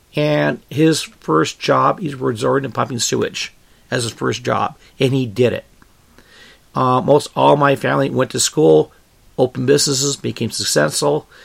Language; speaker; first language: English; native; English